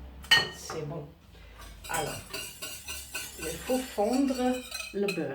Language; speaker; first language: French; non-native, learner; German